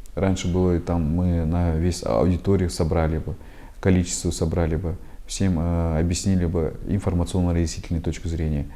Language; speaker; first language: Russian; non-native, local second language; Kazakh